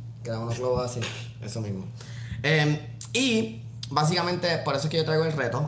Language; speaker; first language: Spanish; native; Spanish